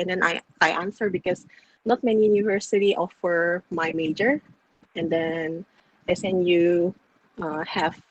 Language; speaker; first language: English; non-native, local second language; Malay